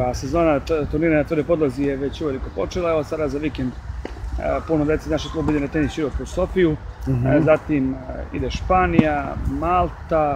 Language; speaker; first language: Serbian; native; Serbian